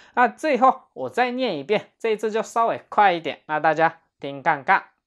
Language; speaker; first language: Chinese; non-native, fluent; Japanese